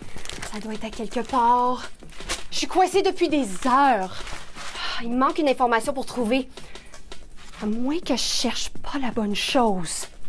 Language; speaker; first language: French; native; French